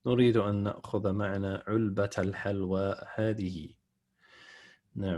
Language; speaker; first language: Arabic; non-native, fluent; English